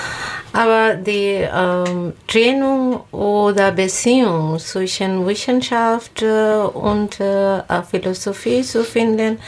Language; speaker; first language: German; non-native, learner; Bangla